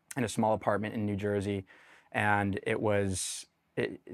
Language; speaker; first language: English; native; English